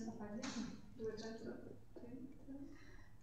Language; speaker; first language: Italian; non-native, learner; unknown